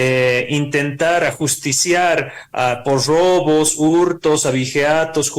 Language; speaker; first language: Spanish; native; Spanish